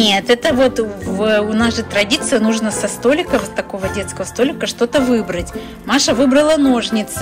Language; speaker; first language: Russian; native; Russian